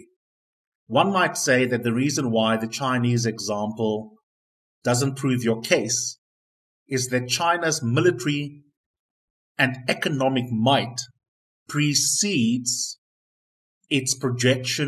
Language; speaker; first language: English; non-native, local second language; Afrikaans